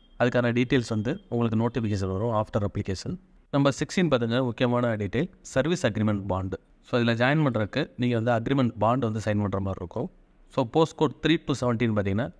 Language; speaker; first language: Tamil; native; Tamil